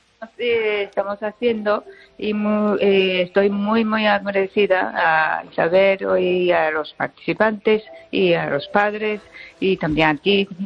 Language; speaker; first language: Spanish; non-native, fluent; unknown